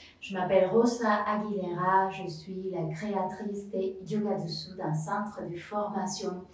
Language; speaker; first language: French; non-native, fluent; Spanish